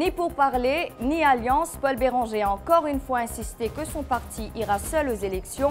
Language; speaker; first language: French; non-native, local second language; Morisyen